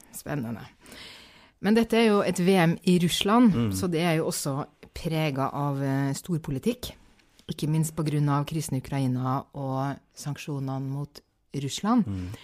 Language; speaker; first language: Norwegian; native; Norwegian